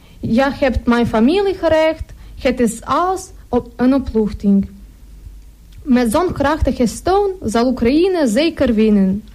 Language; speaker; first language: Dutch; non-native, fluent; Ukrainian